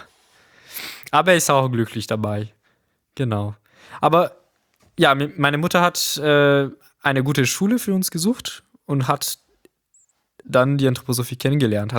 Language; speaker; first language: German; non-native, fluent; Portuguese